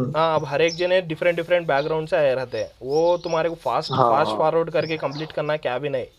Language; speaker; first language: Hindi; non-native, local second language; Telugu